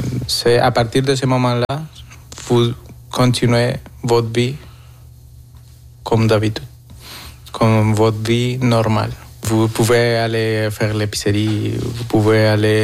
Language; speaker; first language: French; non-native, fluent; Spanish